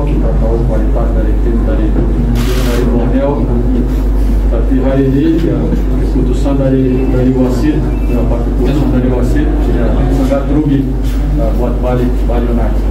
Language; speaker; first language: Indonesian; non-native, fluent; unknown